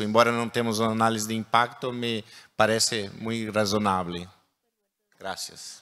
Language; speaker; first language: Portuguese; native; Portuguese